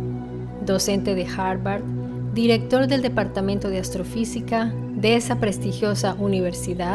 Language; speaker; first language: Spanish; non-native, fluent; Italian